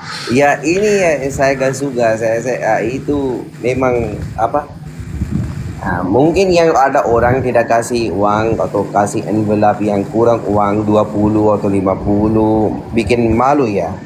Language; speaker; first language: Indonesian; non-native, learner; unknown